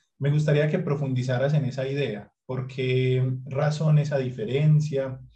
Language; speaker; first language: Spanish; native; Spanish